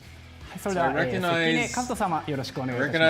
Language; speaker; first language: Japanese; native; Japanese